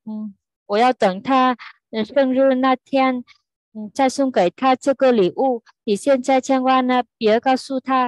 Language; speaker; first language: Chinese; non-native, fluent; Vietnamese